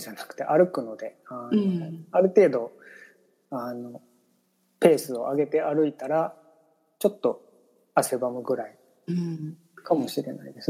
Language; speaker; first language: Japanese; native; Japanese